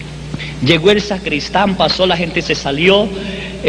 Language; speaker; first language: Spanish; native; Spanish